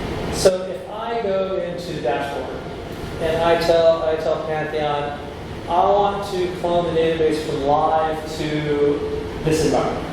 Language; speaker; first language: English; native; English